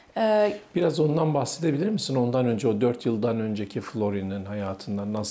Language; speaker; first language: Turkish; native; Turkish